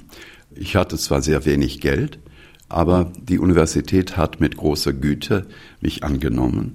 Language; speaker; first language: German; non-native, fluent; English